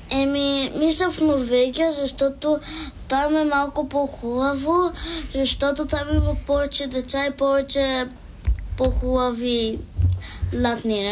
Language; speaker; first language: Bulgarian; early bilingual, heritage; Bulgarian